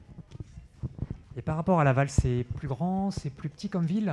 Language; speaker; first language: French; native; French